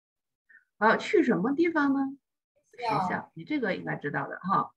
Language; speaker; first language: Chinese; native; Chinese